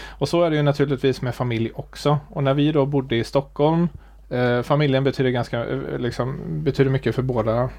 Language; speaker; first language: Swedish; native; Swedish